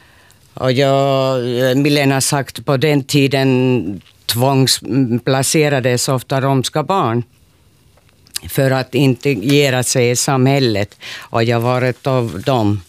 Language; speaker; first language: Swedish; non-native, local second language; Finnish